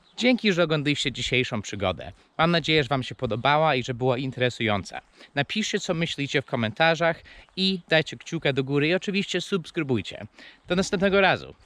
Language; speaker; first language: Polish; non-native, fluent; English